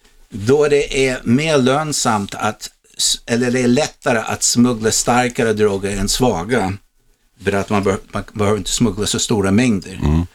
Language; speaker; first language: Swedish; non-native, fluent; English